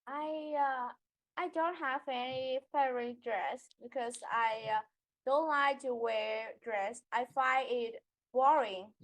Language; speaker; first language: English; non-native, learner; Vietnamese